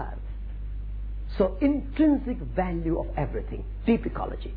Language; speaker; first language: English; non-native, local second language; Marwari